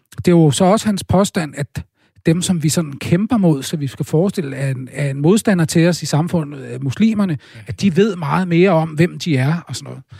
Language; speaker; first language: Danish; native; Danish